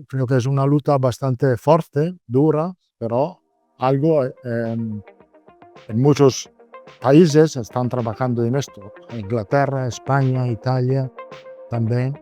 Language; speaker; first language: Spanish; non-native, fluent; Italian